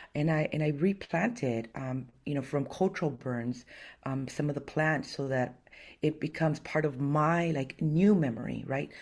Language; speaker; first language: English; early bilingual, other home language; Spanish